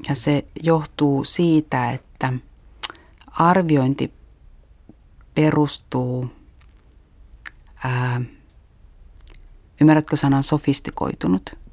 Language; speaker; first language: Finnish; native; Finnish